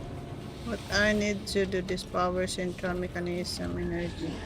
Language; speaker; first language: English; non-native, learner; Filipino